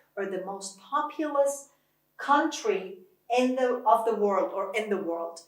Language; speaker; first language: English; non-native, fluent; Persian